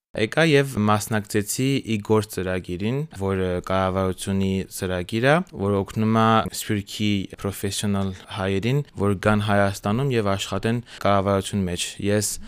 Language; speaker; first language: Armenian; early bilingual, heritage; Armenian